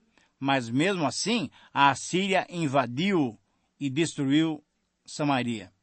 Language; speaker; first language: Portuguese; native; Portuguese